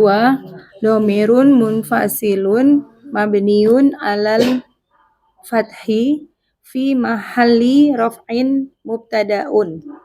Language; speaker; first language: Arabic; non-native, learner; Indonesian